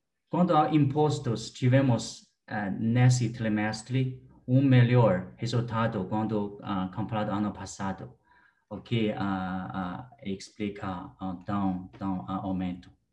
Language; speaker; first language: Portuguese; non-native, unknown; Chinese